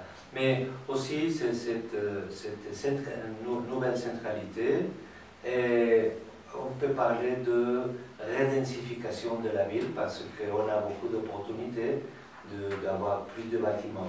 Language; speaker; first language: French; non-native, fluent; Spanish